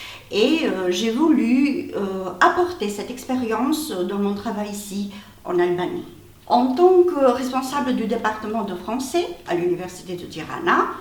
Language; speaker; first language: French; non-native, fluent; Albanian